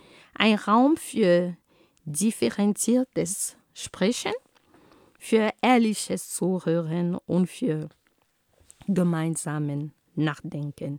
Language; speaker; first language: German; non-native, fluent; Ghomala